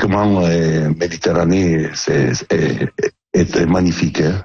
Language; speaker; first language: French; non-native, learner; Italian